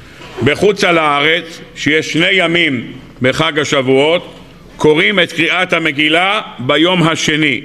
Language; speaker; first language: Hebrew; native; Hebrew